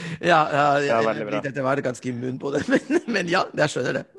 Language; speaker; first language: Norwegian; non-native, fluent; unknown